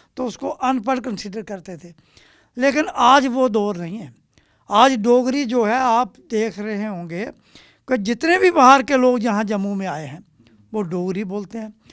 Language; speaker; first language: Hindi; non-native, local second language; Dogri